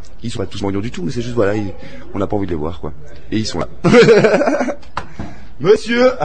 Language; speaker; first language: French; native; French